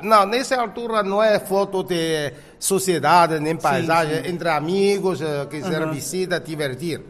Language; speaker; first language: Portuguese; non-native, fluent; Chinese